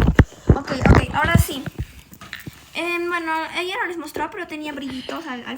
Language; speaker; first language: Spanish; native; Spanish